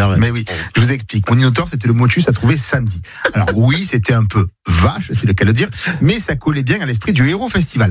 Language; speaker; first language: French; native; French